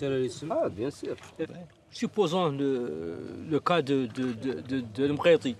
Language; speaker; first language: French; non-native, local second language; Arabic